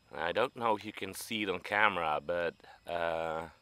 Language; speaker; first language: English; non-native, fluent; Dutch